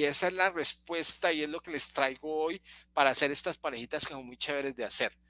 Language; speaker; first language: Spanish; native; Spanish